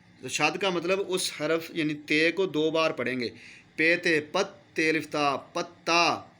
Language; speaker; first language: Urdu; non-native, local second language; Punjabi